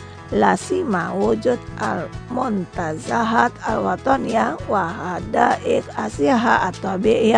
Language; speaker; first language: Arabic; non-native, fluent; Indonesian